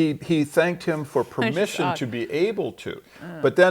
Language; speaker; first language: English; native; English